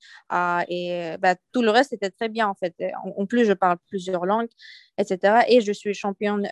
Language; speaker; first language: French; non-native, fluent; Uyghur